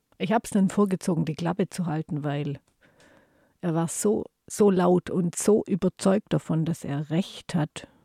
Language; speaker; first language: German; native; German